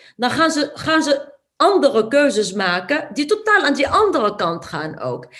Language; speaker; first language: Dutch; non-native, fluent; Arabic